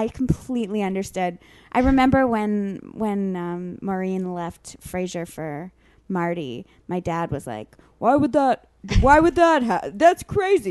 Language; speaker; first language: English; native; English